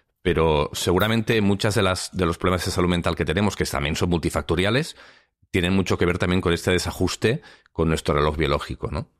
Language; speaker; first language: Spanish; non-native, local second language; Catalan